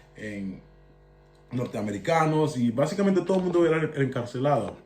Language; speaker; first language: Spanish; early bilingual, heritage; Spanish